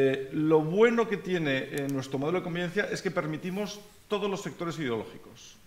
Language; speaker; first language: Spanish; native; Spanish